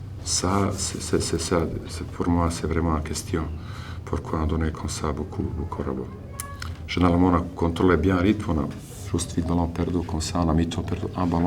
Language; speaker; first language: French; non-native, learner; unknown